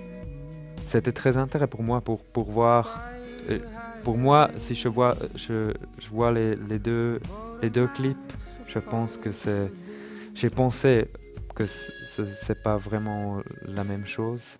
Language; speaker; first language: French; non-native, learner; German